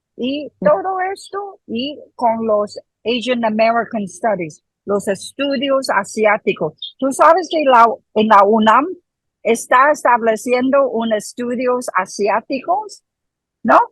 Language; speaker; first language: Spanish; non-native, fluent; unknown